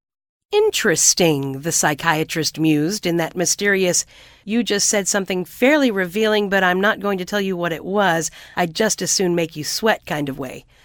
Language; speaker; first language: English; native; English